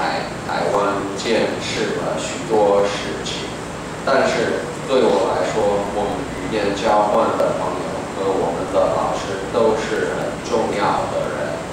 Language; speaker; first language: Chinese; non-native, fluent; English